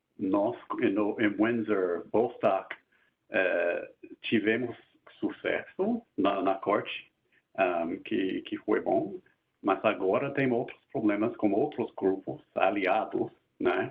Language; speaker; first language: Portuguese; non-native, fluent; English